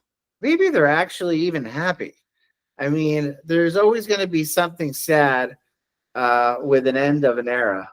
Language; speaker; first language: English; native; English